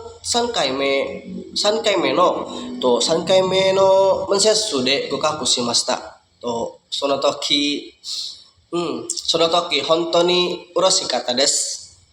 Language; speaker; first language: Japanese; non-native, learner; Indonesian